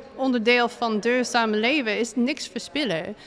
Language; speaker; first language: Dutch; non-native, fluent; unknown